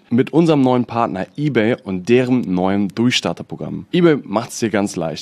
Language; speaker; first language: German; native; German